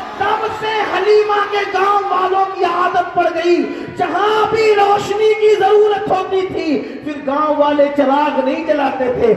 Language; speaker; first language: Urdu; native; Urdu